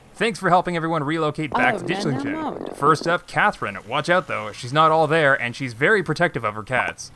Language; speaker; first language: English; native; English